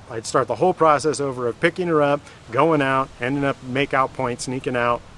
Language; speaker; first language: English; native; English